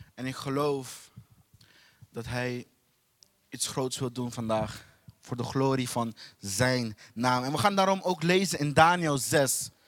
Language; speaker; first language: Dutch; non-native, fluent; Portuguese